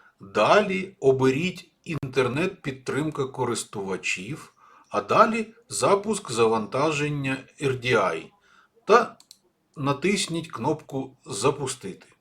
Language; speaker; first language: Ukrainian; native; Ukrainian